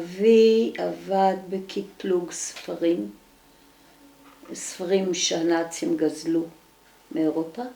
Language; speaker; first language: Hebrew; early bilingual, other home language; Dutch